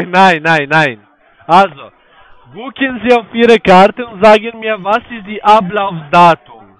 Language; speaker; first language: German; non-native, learner; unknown